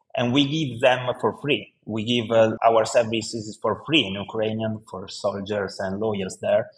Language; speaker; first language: English; non-native, fluent; Italian